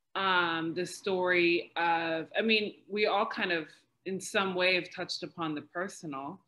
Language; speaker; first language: English; native; English